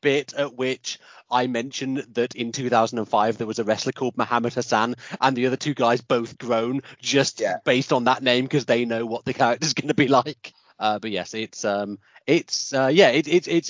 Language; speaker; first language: English; native; English